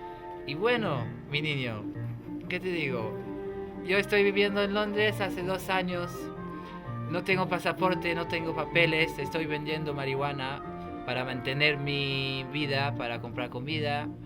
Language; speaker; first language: Spanish; non-native, fluent; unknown